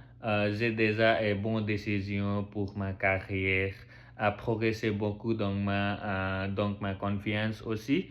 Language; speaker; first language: French; non-native, learner; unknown